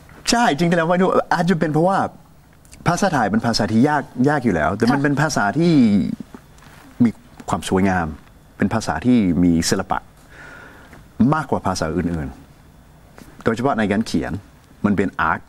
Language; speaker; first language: Thai; non-native, fluent; English